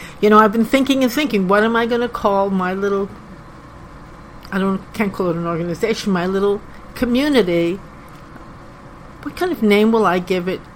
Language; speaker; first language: English; native; English